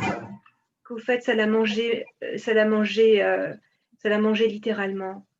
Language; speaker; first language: French; native; French